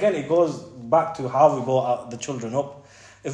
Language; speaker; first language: English; native; English